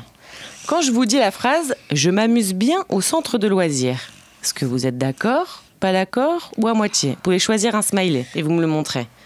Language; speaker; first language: French; native; French